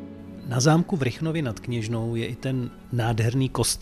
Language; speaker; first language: Czech; native; Czech